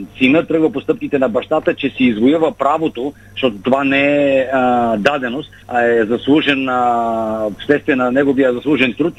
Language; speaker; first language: Bulgarian; native; Bulgarian